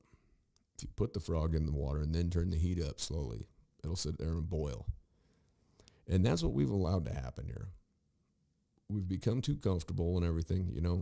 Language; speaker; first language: English; native; English